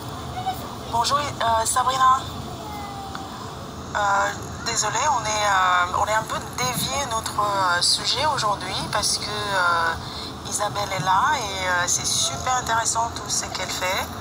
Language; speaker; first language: French; non-native, fluent; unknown